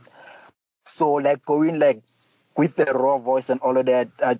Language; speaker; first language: English; non-native, local second language; Zulu